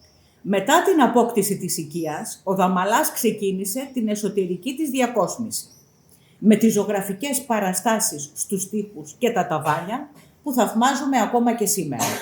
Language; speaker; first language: Greek; native; Greek